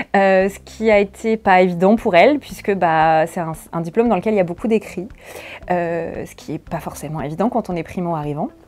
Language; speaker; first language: French; native; French